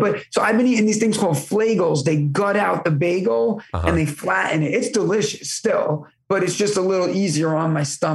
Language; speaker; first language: English; native; English